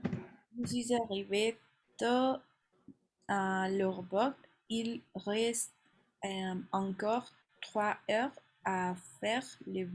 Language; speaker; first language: French; non-native, learner; Spanish